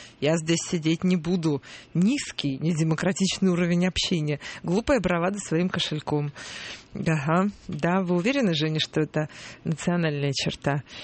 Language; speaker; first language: Russian; native; Russian